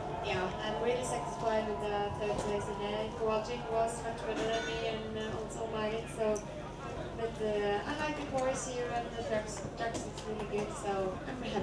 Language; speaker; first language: English; non-native, learner; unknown